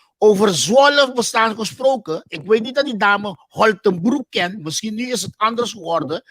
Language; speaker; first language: Dutch; non-native, local second language; Papiamento